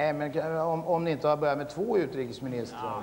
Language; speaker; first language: Swedish; native; Swedish